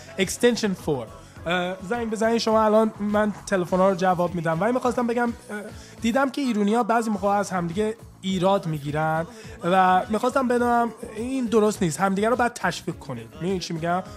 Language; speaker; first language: Persian; early bilingual, heritage; English